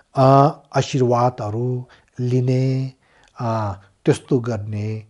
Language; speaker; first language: Nepali; non-native, local second language; Tibetan